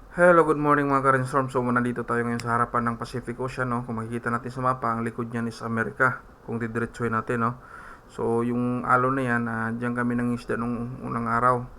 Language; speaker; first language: Filipino; non-native, local second language; Waray